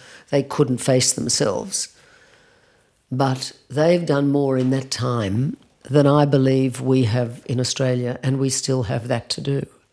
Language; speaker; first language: English; native; English